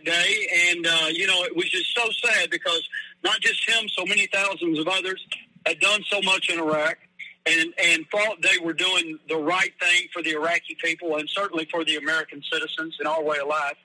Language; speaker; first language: English; native; English